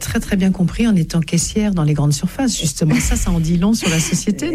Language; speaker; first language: French; native; French